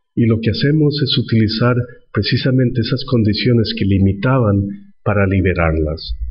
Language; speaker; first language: Spanish; native; Spanish